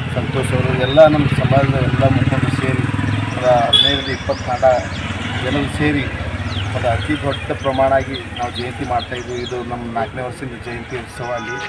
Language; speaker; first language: Kannada; non-native, local second language; Lambadi